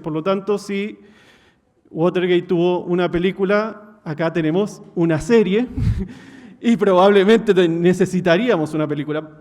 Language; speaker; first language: Spanish; native; Spanish